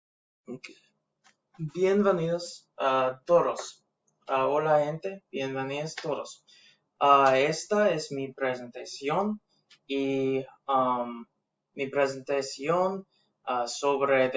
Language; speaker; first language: Spanish; non-native, learner; English